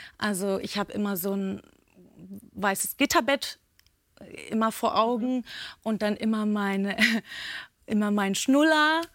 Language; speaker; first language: German; early bilingual, other home language; Turkish